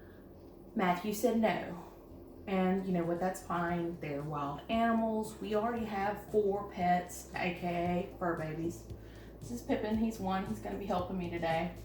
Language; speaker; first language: English; native; English